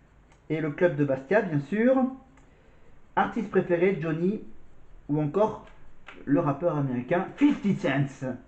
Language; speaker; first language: French; native; French